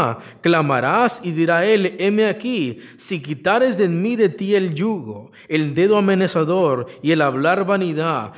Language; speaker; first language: Spanish; native; Spanish